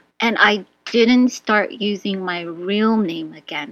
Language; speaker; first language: English; native; English